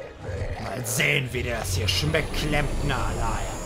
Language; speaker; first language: German; native; German